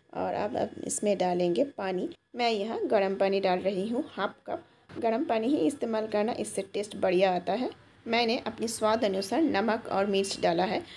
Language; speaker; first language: Hindi; non-native, local second language; Bangla